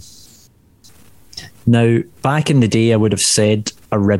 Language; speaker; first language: English; native; English